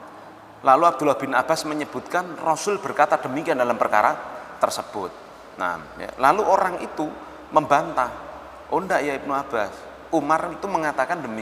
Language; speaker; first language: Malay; non-native, local second language; Javanese